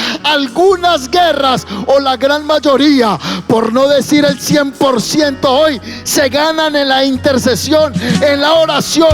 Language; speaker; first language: Spanish; native; Spanish